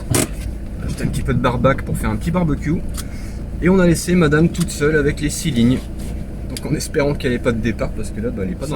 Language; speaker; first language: French; native; French